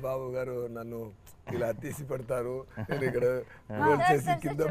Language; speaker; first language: Telugu; non-native, learner; Tamil